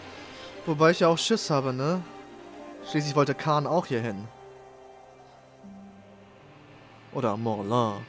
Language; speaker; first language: German; native; German